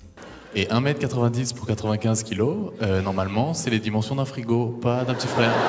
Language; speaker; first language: French; native; French